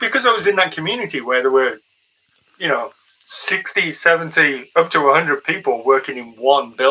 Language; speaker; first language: English; native; English